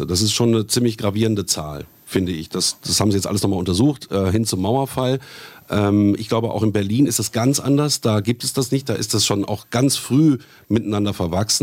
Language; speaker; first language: German; native; German